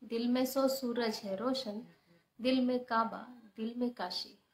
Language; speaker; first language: Hindi; non-native, local second language; Marathi